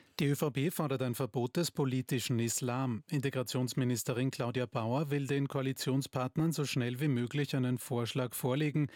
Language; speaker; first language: German; native; German